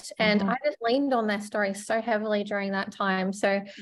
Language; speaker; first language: English; native; English